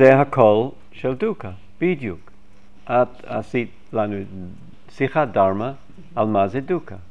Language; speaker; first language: Hebrew; non-native, fluent; English